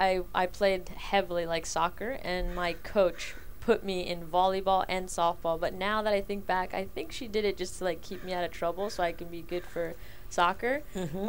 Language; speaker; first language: English; early bilingual, other home language; Spanish